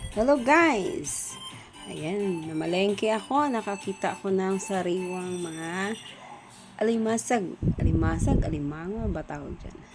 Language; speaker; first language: Filipino; non-native, local second language; Cebuano